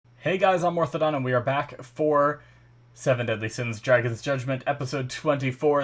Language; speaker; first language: English; native; English